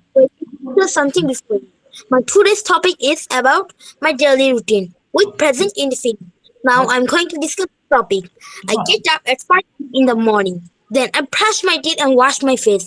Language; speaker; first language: English; non-native, learner; Bangla